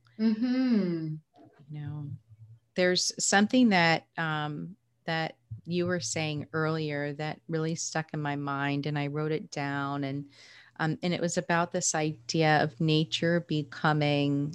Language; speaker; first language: English; native; English